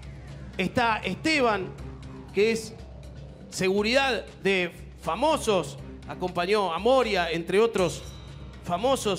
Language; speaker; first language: Spanish; native; Spanish